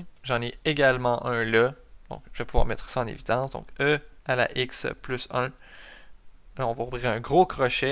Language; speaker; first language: French; native; French